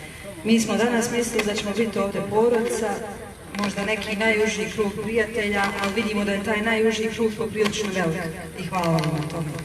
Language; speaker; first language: Bosnian; native; Bosnian